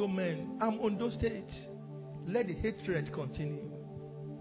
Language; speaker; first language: English; non-native, local second language; Yoruba